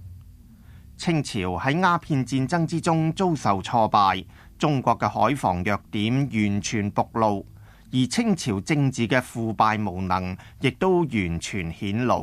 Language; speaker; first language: Chinese; non-native, local second language; Cantonese